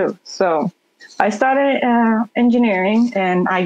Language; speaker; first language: English; non-native, fluent; Spanish